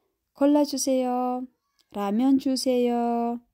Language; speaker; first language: Korean; non-native, fluent; Kyrgyz